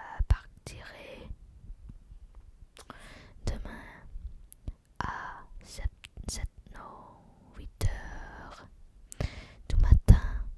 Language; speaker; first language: French; non-native, learner; English